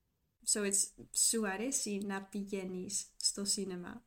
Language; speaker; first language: Greek; non-native, learner; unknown